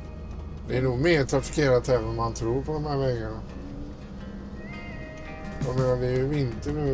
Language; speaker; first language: Swedish; native; Swedish